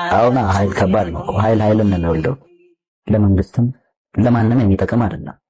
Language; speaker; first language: Amharic; non-native, local second language; Oromo